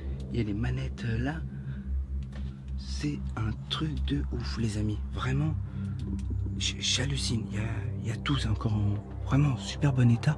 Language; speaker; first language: French; native; French